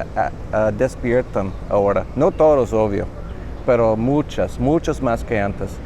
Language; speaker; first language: Spanish; non-native, learner; English